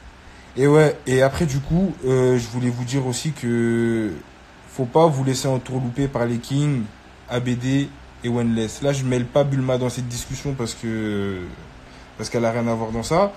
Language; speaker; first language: French; native; French